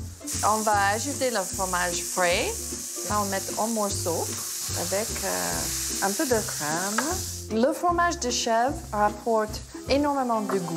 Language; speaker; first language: French; non-native, fluent; English